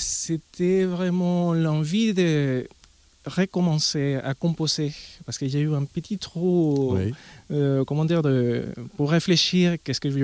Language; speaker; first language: French; non-native, fluent; Spanish